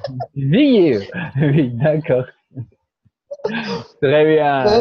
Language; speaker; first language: French; non-native, learner; Portuguese